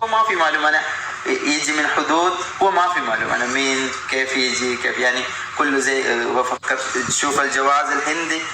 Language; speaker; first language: Arabic; non-native, learner; Malayalam